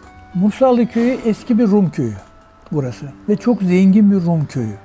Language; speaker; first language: Turkish; native; Turkish